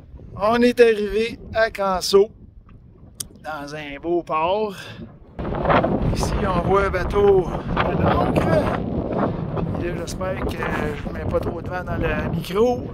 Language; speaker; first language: French; native; French